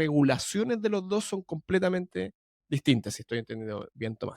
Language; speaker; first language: Spanish; native; Spanish